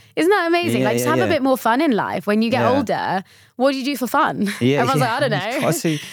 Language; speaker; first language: English; early bilingual, other home language; Swahili